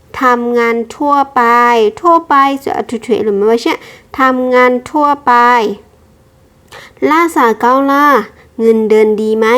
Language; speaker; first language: Thai; non-native, fluent; Burmese